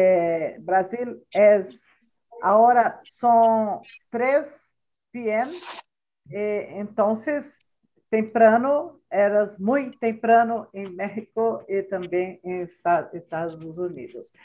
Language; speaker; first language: Spanish; non-native, learner; Portuguese